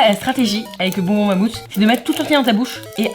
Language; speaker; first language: French; native; French